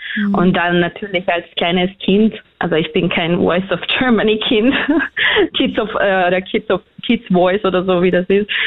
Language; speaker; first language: German; early bilingual, other home language; Hungarian